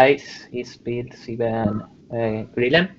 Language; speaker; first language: German; non-native, learner; Spanish